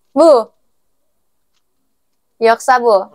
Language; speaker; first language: Turkish; non-native, learner; Indonesian